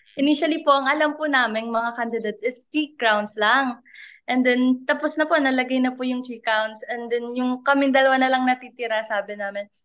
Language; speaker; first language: Filipino; native; Filipino